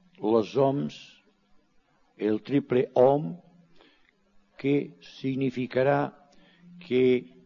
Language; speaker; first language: Spanish; non-native, local second language; Catalan